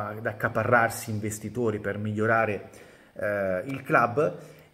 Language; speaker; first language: Italian; native; Italian